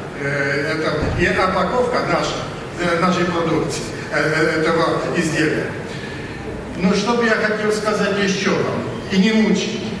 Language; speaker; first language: Russian; non-native, learner; Polish